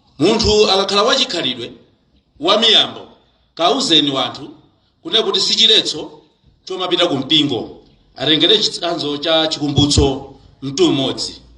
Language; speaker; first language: Nyanja; native; Nyanja